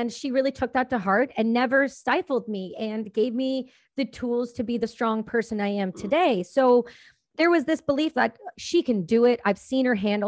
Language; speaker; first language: English; native; English